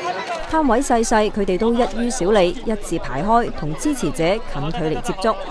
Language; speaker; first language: Cantonese; native; Cantonese